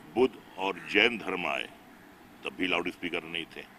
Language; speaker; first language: Hindi; native; Hindi